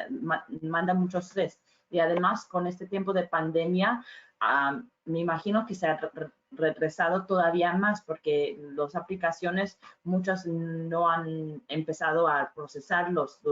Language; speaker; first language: Spanish; non-native, fluent; English